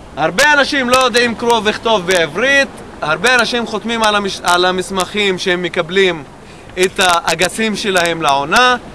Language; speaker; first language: Hebrew; non-native, local second language; Arabic